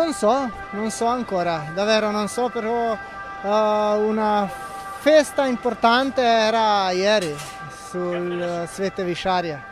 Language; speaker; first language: Italian; non-native, fluent; Slovenian